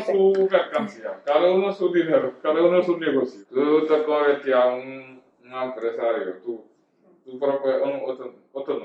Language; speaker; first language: Spanish; non-native, fluent; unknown